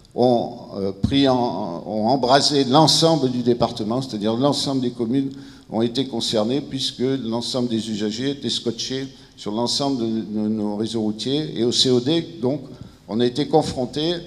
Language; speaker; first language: French; native; French